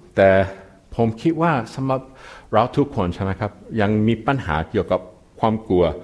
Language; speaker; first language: Thai; non-native, fluent; English